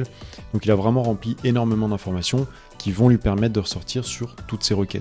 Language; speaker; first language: French; native; French